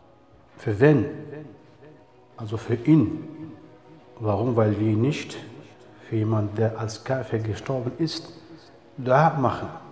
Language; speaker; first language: German; non-native, fluent; Arabic